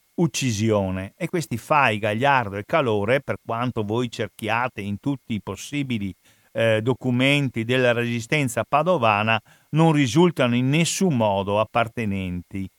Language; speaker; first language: Italian; native; Italian